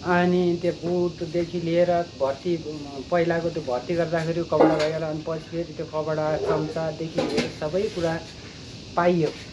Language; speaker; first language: Nepali; native; Nepali